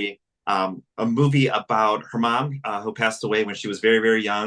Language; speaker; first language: English; native; English